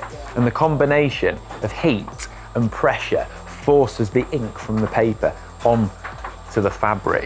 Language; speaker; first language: English; native; English